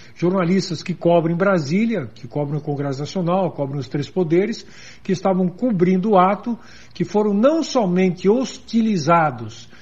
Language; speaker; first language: Portuguese; native; Portuguese